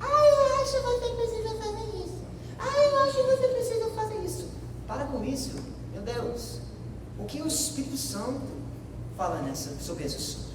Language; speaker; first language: Portuguese; non-native, fluent; English